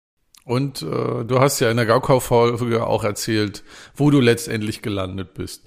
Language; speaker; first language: German; native; German